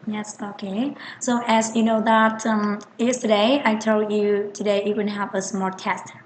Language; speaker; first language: English; non-native, fluent; Vietnamese